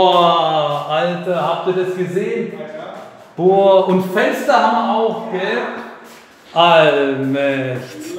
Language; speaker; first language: German; early bilingual, other home language; Turkish